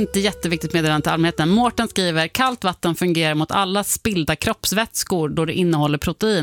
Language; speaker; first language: Swedish; native; Swedish